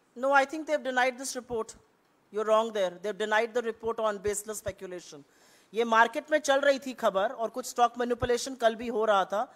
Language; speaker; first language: Hindi; native; Hindi